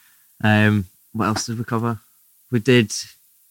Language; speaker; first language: English; native; English